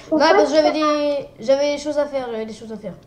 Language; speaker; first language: French; native; French